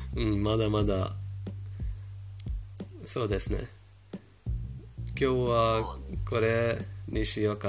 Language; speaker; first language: Japanese; non-native, fluent; Persian